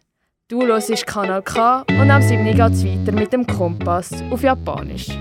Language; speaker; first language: German; native; German